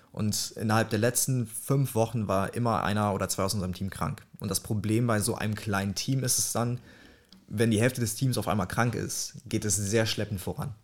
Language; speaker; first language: German; early bilingual, other home language; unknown